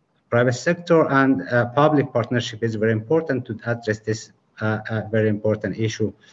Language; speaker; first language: English; non-native, fluent; Persian